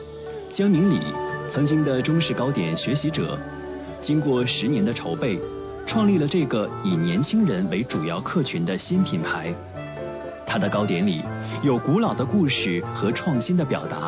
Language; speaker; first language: Chinese; native; Chinese